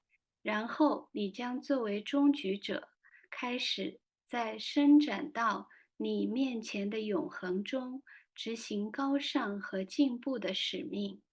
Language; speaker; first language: Chinese; native; Chinese